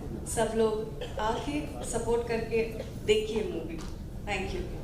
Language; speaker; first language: Hindi; non-native, local second language; Kannada